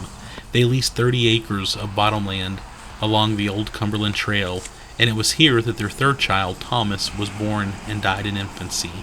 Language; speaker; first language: English; native; English